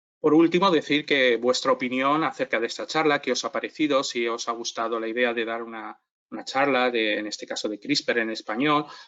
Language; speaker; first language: Spanish; native; Spanish